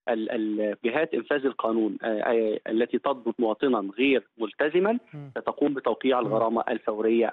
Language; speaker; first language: Arabic; native; Arabic